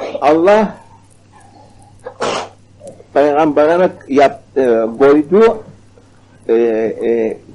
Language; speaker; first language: Turkish; non-native, learner; Arabic